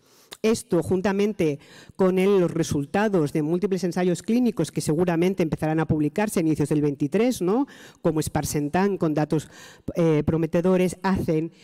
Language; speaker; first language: Spanish; native; Spanish